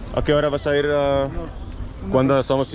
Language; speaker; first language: Spanish; non-native, learner; Finnish